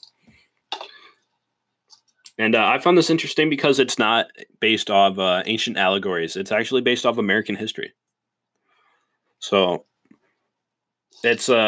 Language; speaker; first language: English; native; English